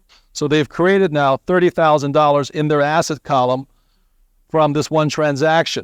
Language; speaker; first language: English; native; English